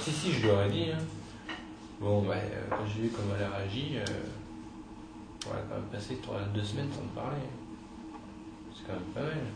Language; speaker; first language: French; native; French